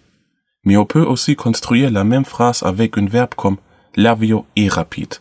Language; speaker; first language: French; non-native, learner; German